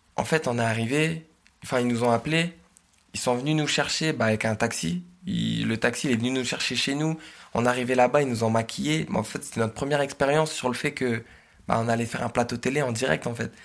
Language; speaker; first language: French; native; French